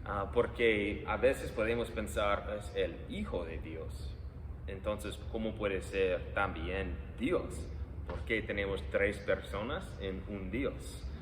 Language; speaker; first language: Spanish; non-native, fluent; English